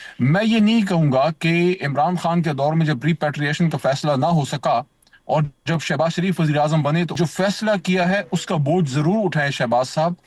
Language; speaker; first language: Urdu; non-native, local second language; Pashto